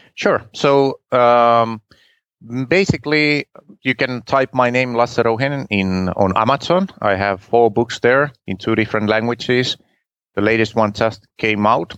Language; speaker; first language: English; non-native, fluent; Finnish